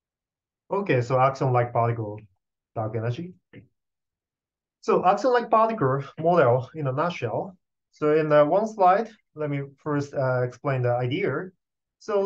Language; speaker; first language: English; non-native, fluent; Japanese